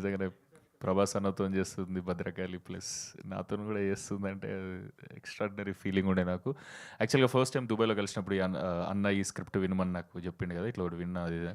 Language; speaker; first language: Telugu; native; Telugu